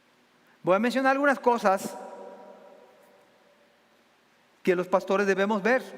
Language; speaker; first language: Spanish; native; Spanish